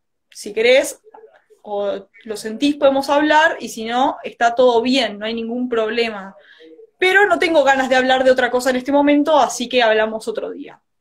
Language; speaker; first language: Spanish; native; Spanish